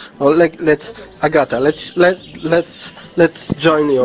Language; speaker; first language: English; non-native, learner; Polish